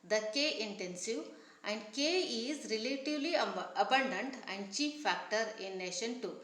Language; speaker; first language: English; non-native, local second language; Kannada